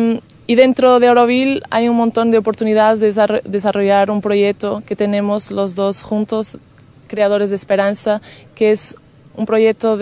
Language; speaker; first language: Spanish; non-native, fluent; Portuguese